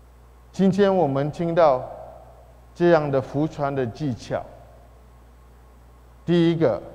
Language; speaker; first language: Chinese; non-native, fluent; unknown